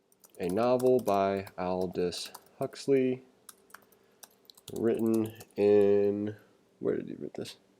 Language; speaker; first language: English; native; English